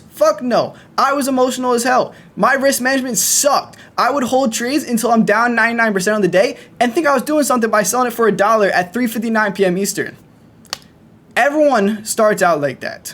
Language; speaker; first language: English; native; English